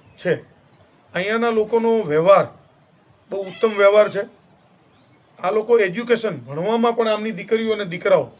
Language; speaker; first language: Gujarati; native; Gujarati